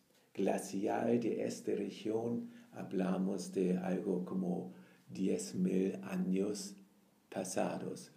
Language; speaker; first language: Spanish; non-native, fluent; German